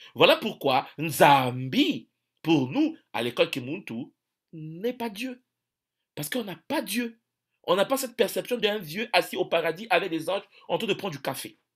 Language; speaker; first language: French; non-native, local second language; Kongo